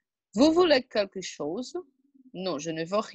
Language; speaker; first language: French; non-native, learner; Portuguese